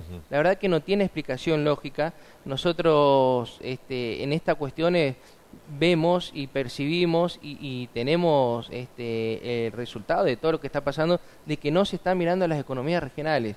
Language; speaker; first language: Spanish; native; Spanish